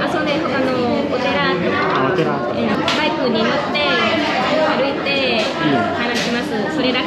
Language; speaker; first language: Japanese; non-native, learner; Vietnamese